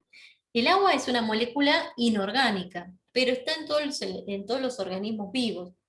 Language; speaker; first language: Spanish; native; Spanish